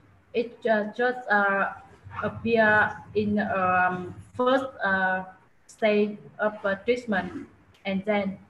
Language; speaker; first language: English; non-native, learner; Vietnamese